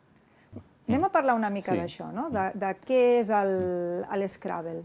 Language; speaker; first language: Catalan; native; Catalan